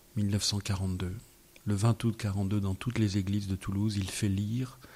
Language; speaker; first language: French; native; French